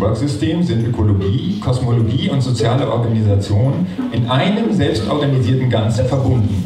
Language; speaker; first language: German; native; German